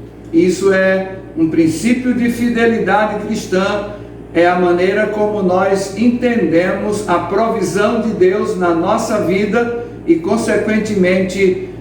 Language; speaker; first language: Portuguese; native; Portuguese